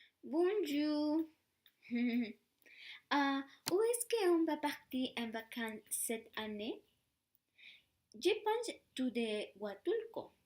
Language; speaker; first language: French; non-native, learner; Spanish